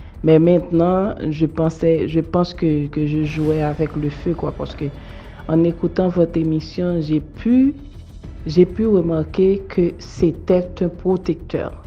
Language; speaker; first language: French; non-native, local second language; Haitian Creole